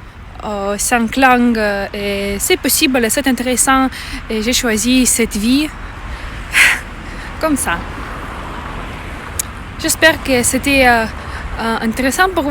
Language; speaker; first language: French; non-native, learner; Russian